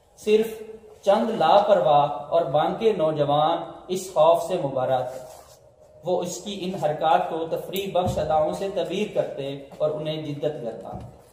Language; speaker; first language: Urdu; non-native, local second language; Punjabi